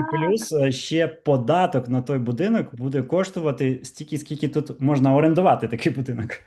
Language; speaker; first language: Ukrainian; native; Ukrainian